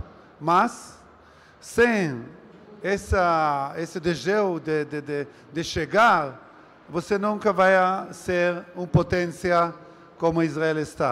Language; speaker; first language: Portuguese; non-native, learner; Hebrew